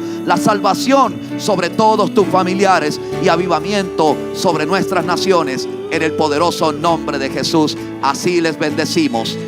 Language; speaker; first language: Spanish; native; Spanish